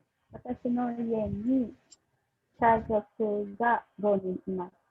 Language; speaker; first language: Japanese; non-native, learner; Filipino